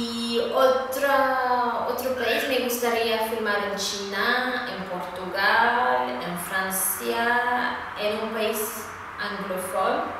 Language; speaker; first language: Spanish; non-native, fluent; Swedish